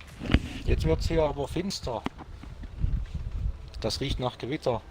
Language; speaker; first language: German; native; German